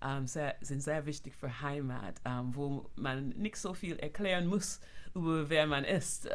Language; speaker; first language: German; non-native, fluent; English